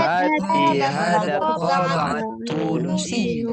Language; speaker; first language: Arabic; non-native, learner; Indonesian